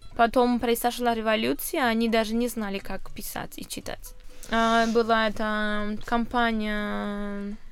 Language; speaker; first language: Russian; non-native, fluent; Spanish